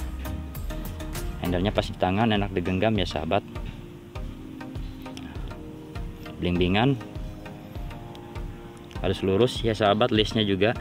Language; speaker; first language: Indonesian; non-native, local second language; Sundanese